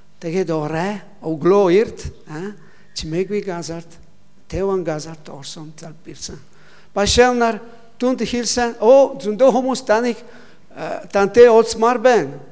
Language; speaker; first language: Mongolian; non-native, learner; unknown